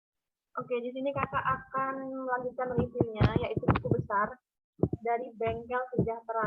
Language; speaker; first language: Indonesian; native; Indonesian